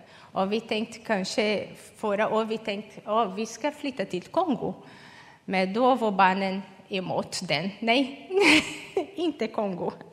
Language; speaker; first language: Swedish; non-native, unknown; Portuguese